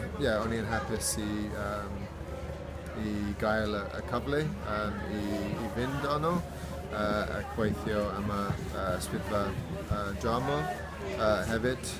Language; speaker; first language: Welsh; non-native, learner; English